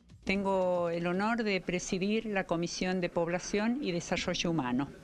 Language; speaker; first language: Spanish; native; Spanish